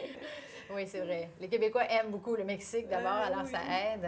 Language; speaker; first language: French; native; French